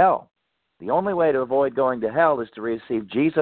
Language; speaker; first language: English; native; English